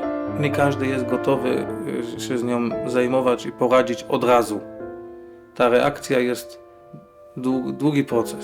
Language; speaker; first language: Polish; non-native, fluent; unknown